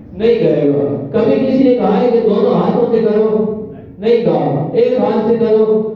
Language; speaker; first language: Urdu; non-native, local second language; Punjabi